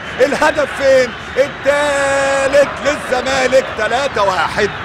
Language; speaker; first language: Arabic; native; Arabic